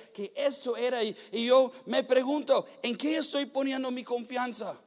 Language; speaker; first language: Spanish; non-native, fluent; English